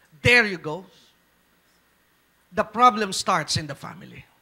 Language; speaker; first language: English; non-native, local second language; Filipino